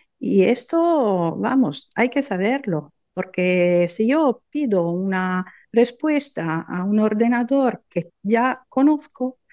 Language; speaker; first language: Spanish; non-native, fluent; Italian